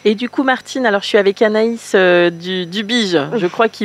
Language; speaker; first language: French; native; French